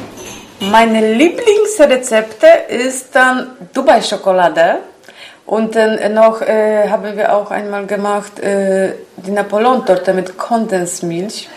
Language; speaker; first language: German; non-native, learner; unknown